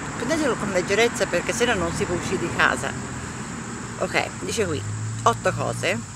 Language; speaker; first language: Italian; early bilingual, heritage; Italian